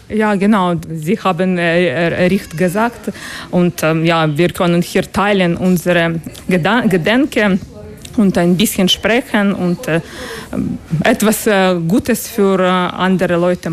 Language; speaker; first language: German; non-native, learner; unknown